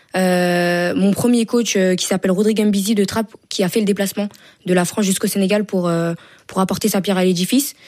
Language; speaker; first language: French; early bilingual, other home language; Wolof